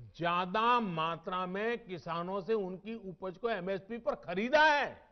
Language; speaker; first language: Hindi; non-native, local second language; Gujarati